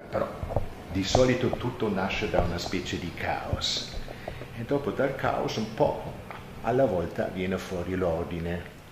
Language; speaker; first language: Italian; non-native, fluent; German